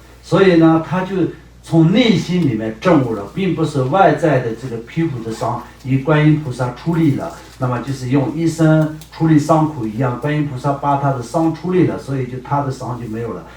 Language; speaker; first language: Chinese; non-native, local second language; Tibetan